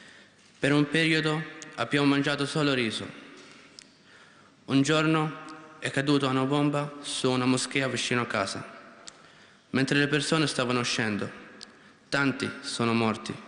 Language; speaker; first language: Italian; non-native, learner; Arabic